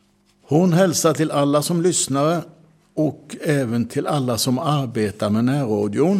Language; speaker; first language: Swedish; native; Swedish